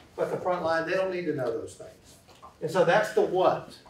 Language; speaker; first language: English; native; English